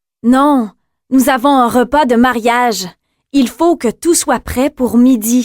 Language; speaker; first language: French; native; French